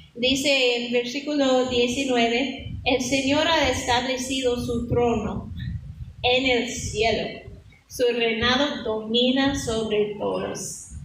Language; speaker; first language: Spanish; non-native, fluent; English